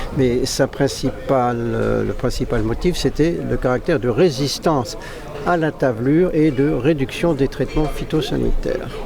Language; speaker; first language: French; native; French